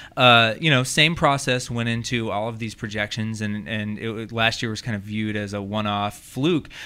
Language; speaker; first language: English; native; English